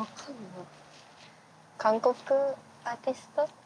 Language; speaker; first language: Korean; non-native, learner; Japanese